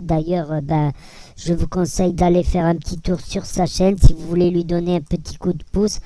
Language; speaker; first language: French; native; French